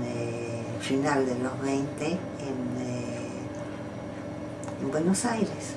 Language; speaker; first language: Spanish; non-native, fluent; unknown